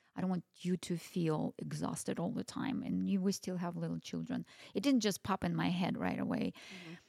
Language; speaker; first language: English; non-native, fluent; Russian